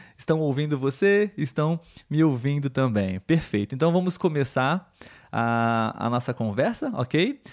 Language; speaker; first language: Portuguese; native; Portuguese